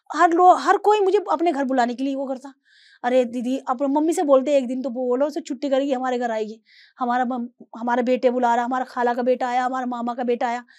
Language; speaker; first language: Hindi; native; Hindi